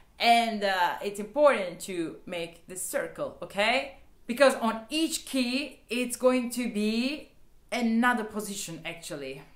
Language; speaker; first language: English; non-native, fluent; Turkish